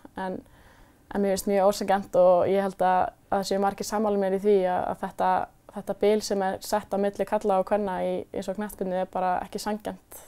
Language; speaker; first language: Icelandic; native; Icelandic